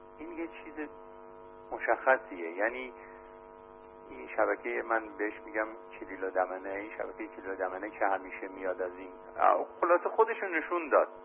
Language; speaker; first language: Persian; non-native, local second language; Kurdish